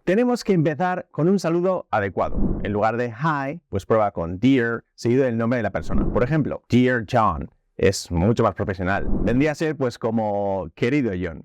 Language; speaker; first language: Spanish; native; Spanish